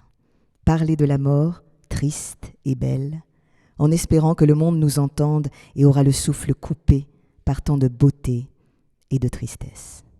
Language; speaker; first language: French; native; French